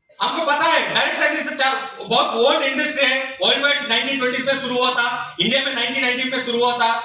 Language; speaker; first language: Hindi; non-native, local second language; Telugu